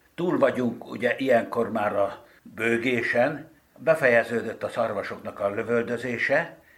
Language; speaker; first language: Hungarian; native; Hungarian